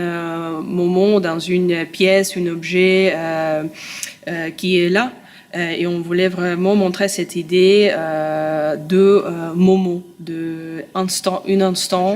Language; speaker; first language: French; non-native, fluent; Russian